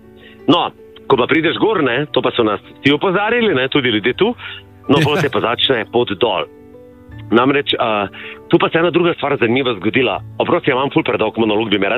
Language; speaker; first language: Slovenian; native; Slovenian